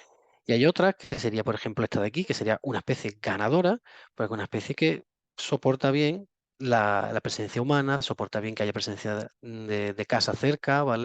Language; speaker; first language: Spanish; native; Spanish